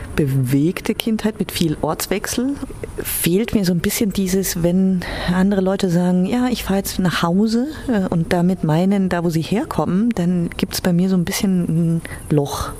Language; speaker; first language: German; early bilingual, heritage; German